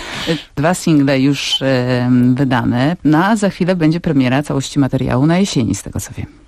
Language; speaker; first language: Polish; native; Polish